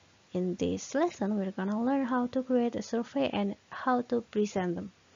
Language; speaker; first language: English; non-native, fluent; Indonesian